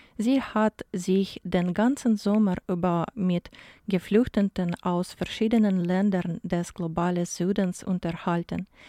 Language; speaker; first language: German; non-native, fluent; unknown